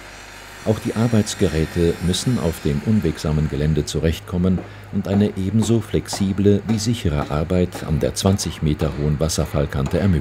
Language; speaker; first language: German; native; German